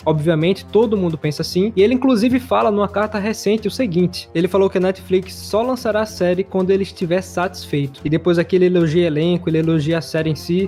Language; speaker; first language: Portuguese; native; Portuguese